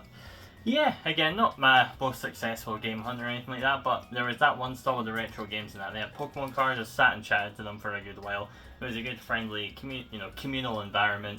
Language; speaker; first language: English; native; English